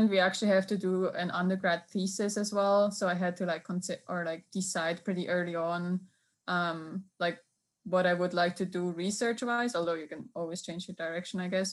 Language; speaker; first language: English; non-native, fluent; Swiss German